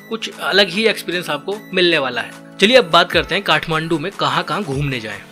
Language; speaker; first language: Hindi; native; Hindi